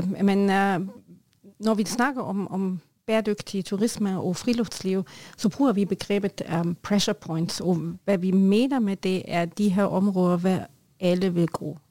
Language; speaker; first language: Norwegian; non-native, learner; German